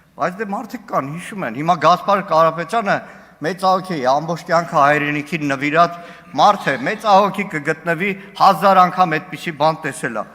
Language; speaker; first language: Armenian; native; Armenian